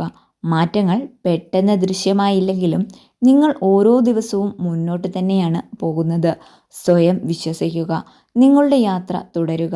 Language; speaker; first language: Malayalam; native; Malayalam